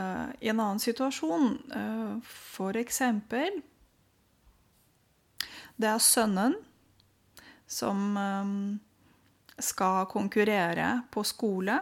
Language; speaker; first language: Norwegian; non-native, fluent; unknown